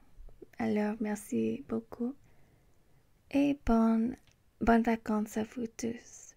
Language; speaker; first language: French; non-native, learner; English